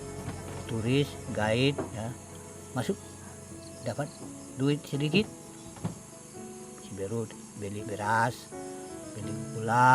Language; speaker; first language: Indonesian; non-native, local second language; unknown